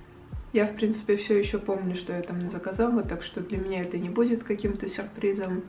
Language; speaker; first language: Russian; native; Russian